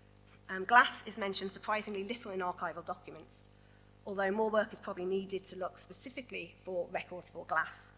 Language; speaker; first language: English; native; English